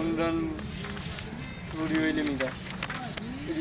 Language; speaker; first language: Korean; non-native, learner; Punjabi